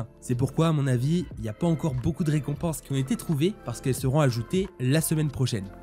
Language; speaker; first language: French; native; French